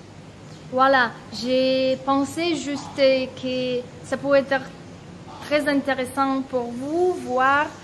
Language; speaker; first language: French; non-native, fluent; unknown